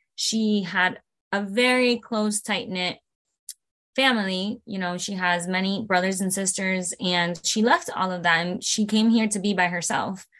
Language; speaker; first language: English; early bilingual, other home language; Spanish